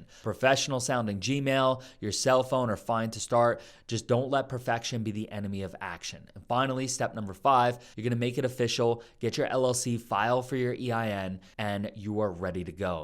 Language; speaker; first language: English; native; English